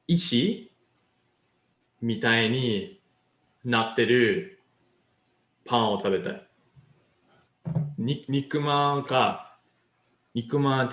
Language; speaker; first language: Japanese; non-native, learner; English